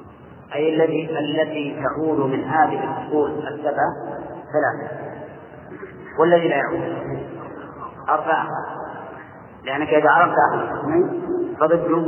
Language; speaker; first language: Arabic; native; Arabic